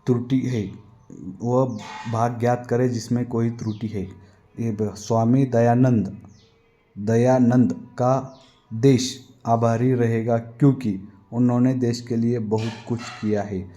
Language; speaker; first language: Hindi; non-native, local second language; Marathi